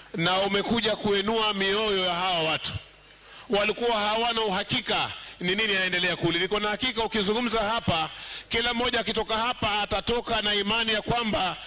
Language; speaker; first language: Swahili; native; Swahili